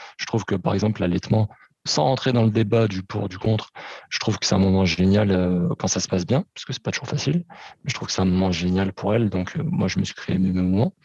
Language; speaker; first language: French; early bilingual, other home language; Portuguese